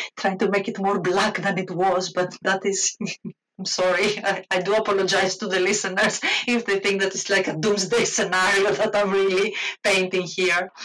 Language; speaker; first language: English; non-native, fluent; Greek